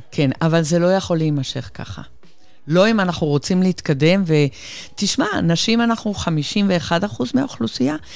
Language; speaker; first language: Hebrew; non-native, fluent; Spanish